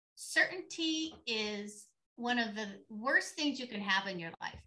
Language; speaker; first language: English; native; English